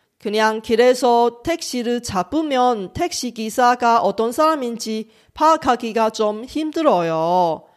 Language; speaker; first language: Korean; non-native, fluent; Chinese